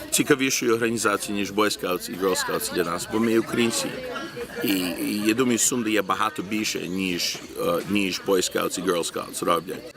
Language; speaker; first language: Ukrainian; early bilingual, heritage; Ukrainian